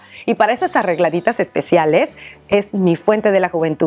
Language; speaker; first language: Spanish; native; Spanish